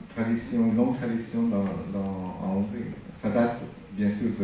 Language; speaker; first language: French; non-native, fluent; Hungarian